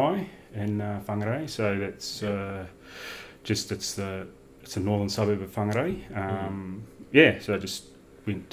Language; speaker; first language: English; native; English